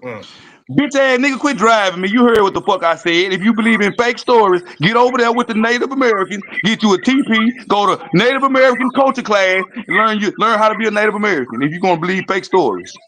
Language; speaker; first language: English; native; English